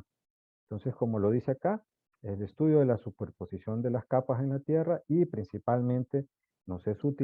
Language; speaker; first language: Spanish; native; Spanish